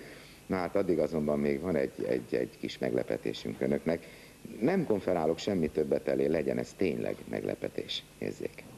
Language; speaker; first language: Hungarian; native; Hungarian